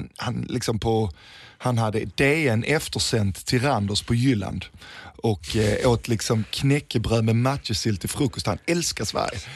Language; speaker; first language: Swedish; early bilingual, other home language; Danish